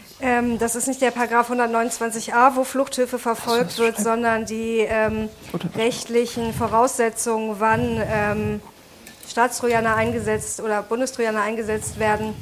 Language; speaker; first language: German; native; German